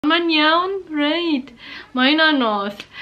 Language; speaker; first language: Welsh; non-native, learner; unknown